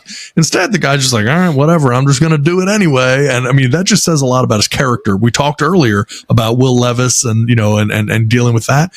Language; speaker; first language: English; native; English